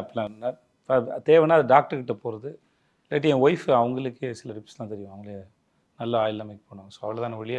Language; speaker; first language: Tamil; native; Tamil